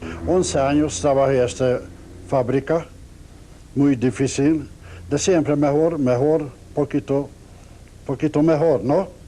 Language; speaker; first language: Spanish; non-native, learner; Hungarian